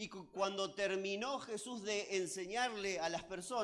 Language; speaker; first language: Spanish; native; Spanish